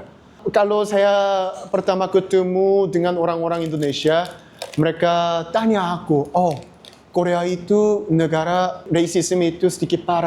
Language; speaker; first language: Indonesian; non-native, learner; Korean